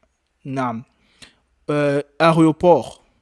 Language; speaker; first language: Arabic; non-native, fluent; French